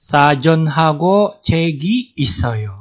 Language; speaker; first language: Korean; non-native, fluent; Indonesian